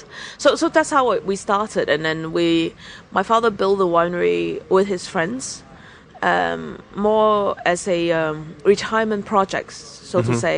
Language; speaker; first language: English; non-native, local second language; Cantonese